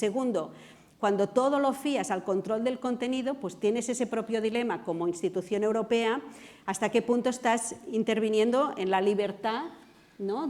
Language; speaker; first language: Spanish; non-native, local second language; Catalan